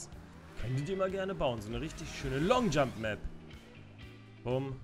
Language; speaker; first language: German; native; German